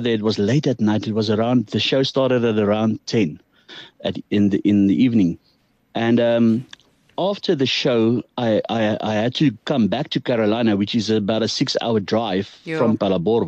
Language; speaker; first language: English; non-native, local second language; Afrikaans